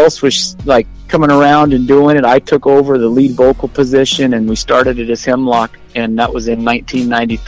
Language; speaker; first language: English; native; English